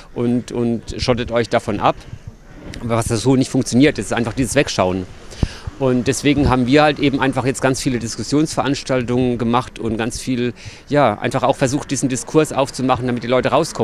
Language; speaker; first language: German; native; German